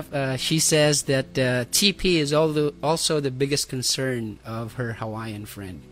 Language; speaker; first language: English; non-native, local second language; Waray